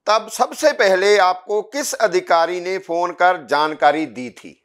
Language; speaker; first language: Hindi; non-native, local second language; Punjabi